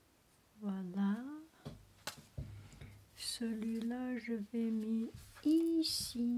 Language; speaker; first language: French; non-native, learner; Chinese